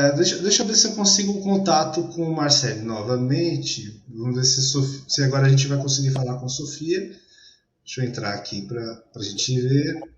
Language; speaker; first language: Portuguese; native; Portuguese